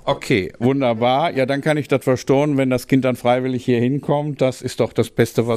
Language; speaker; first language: German; native; German